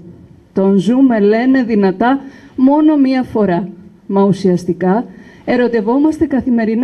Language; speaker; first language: Greek; native; Greek